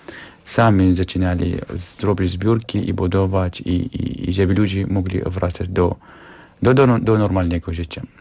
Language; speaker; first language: Polish; non-native, fluent; Kurdish